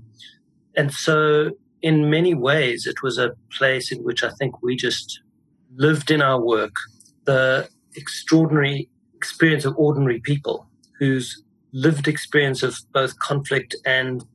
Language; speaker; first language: English; native; English